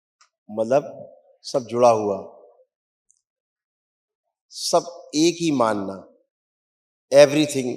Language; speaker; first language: Hindi; native; Hindi